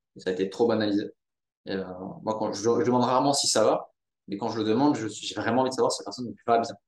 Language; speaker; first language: French; native; French